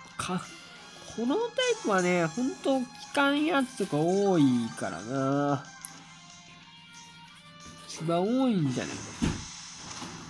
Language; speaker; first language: Japanese; native; Japanese